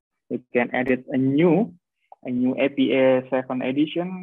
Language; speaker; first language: English; non-native, fluent; Indonesian